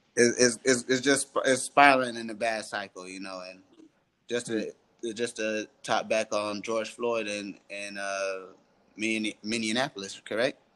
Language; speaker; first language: English; early bilingual, other home language; French